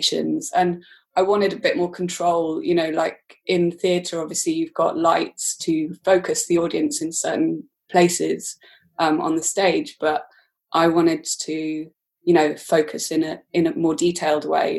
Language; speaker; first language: English; native; English